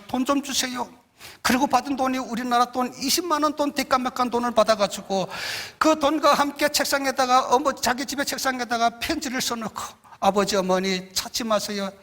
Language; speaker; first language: Korean; native; Korean